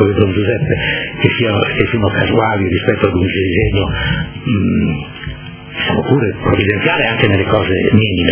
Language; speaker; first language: Italian; native; Italian